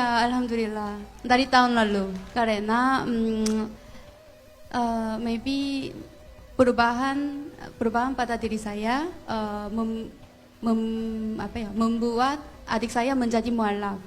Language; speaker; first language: Indonesian; non-native, fluent; Korean